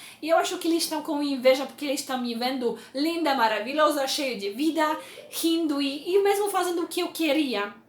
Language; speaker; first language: Portuguese; non-native, fluent; Polish